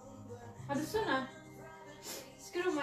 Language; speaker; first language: Swedish; non-native, learner; Cebuano